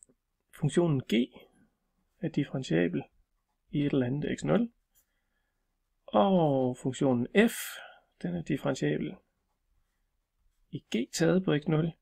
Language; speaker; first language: Danish; native; Danish